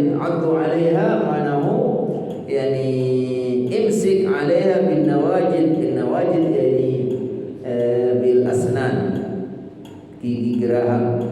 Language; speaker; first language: Arabic; non-native, fluent; Indonesian